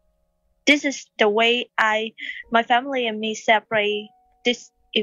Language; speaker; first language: English; non-native, learner; Vietnamese